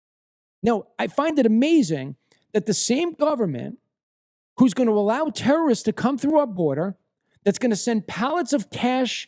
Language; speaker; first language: English; native; English